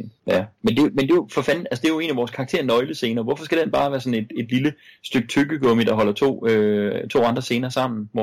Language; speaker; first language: Danish; native; Danish